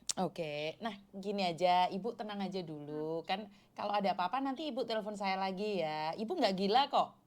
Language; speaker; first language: Indonesian; non-native, local second language; Javanese